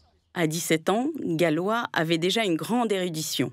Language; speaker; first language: French; native; French